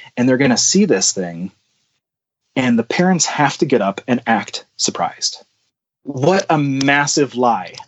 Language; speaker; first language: English; native; English